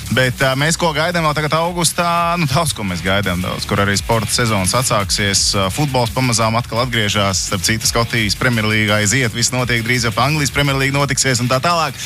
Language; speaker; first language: Latvian; native; Latvian